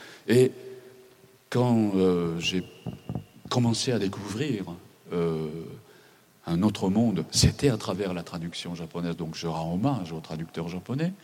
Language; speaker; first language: French; non-native, fluent; Japanese